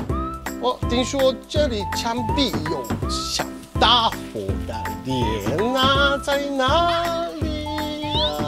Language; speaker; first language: Chinese; non-native, fluent; Japanese